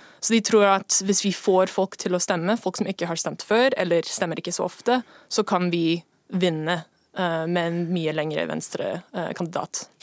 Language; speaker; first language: Norwegian; non-native, fluent; English